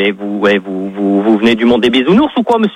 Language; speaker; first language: French; native; French